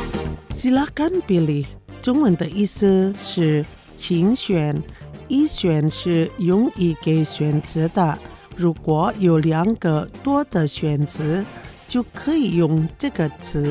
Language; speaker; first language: Chinese; non-native, fluent; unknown